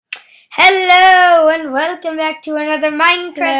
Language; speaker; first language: English; native; English